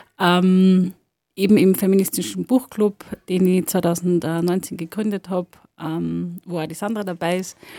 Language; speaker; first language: German; native; German